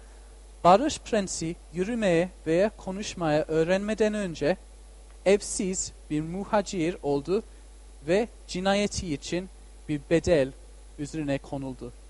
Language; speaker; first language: Turkish; non-native, fluent; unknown